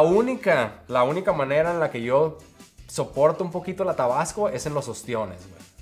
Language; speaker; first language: Spanish; native; Spanish